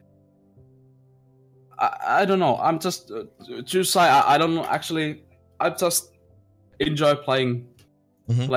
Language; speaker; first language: English; non-native, fluent; Finnish